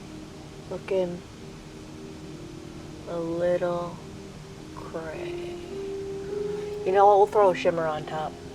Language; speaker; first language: English; native; English